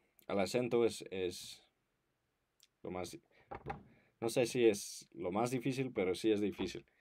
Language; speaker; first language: Spanish; non-native, fluent; English